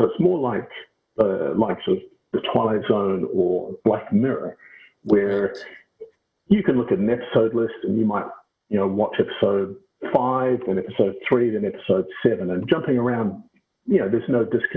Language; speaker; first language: English; native; English